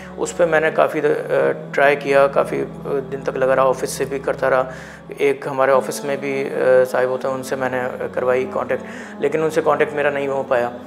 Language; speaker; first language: Urdu; native; Urdu